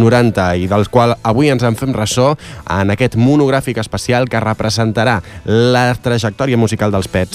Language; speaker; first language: Catalan; native; Catalan